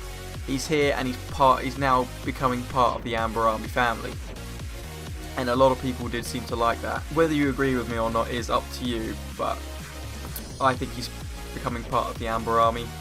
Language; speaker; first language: English; native; English